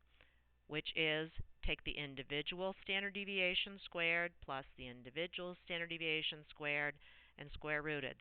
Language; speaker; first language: English; native; English